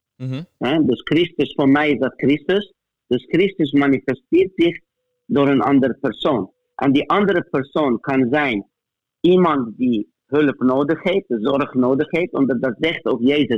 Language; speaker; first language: Dutch; non-native, fluent; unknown